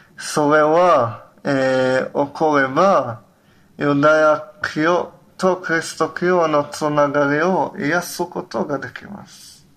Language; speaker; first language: Japanese; non-native, learner; Hebrew